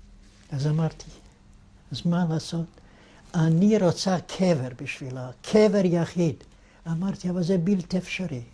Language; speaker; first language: Hebrew; non-native, fluent; Yiddish